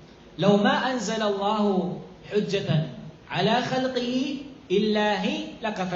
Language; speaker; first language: Arabic; non-native, fluent; Filipino